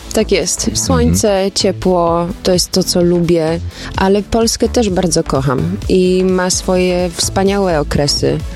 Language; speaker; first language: Polish; early bilingual, heritage; Polish